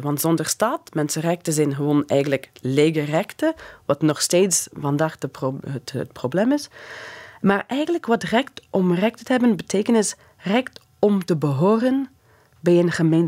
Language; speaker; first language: Dutch; non-native, fluent; English